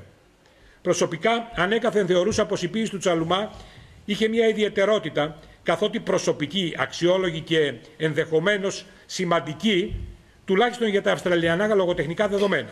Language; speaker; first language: Greek; native; Greek